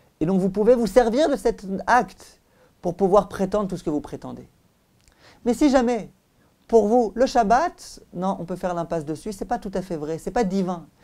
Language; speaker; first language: French; native; French